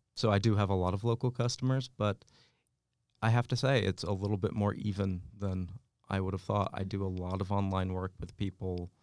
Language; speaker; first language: English; native; English